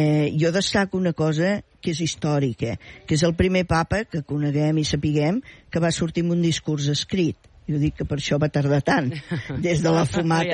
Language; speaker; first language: Catalan; native; Catalan